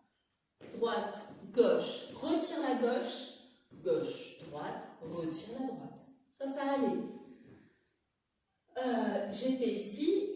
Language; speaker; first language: French; native; French